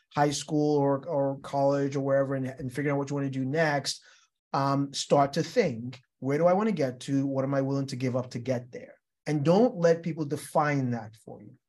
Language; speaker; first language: English; non-native, local second language; Yoruba